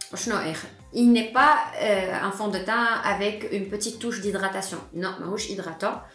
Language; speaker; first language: French; non-native, local second language; Arabic